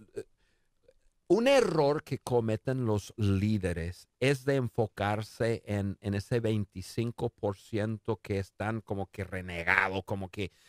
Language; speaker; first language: Spanish; non-native, fluent; English